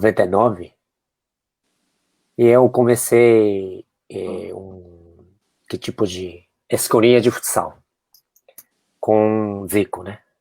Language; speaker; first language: Portuguese; non-native, fluent; Japanese